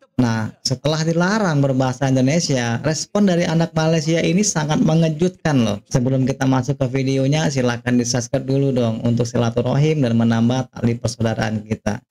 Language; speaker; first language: Indonesian; native; Indonesian